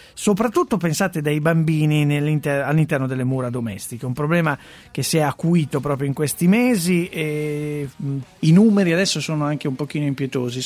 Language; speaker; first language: Italian; native; Italian